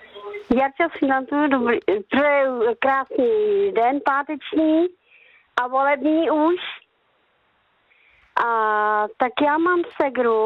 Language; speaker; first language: Czech; native; Czech